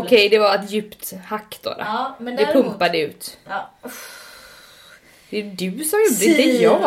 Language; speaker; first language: Swedish; native; Swedish